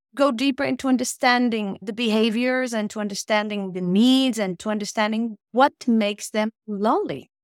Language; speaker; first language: English; non-native, fluent; Portuguese